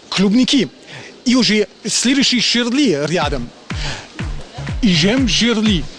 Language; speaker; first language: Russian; non-native, learner; German